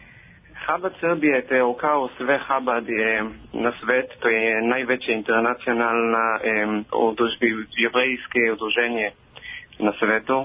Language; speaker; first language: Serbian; non-native, learner; Hebrew